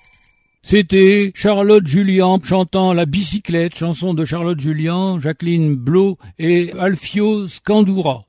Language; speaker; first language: French; native; French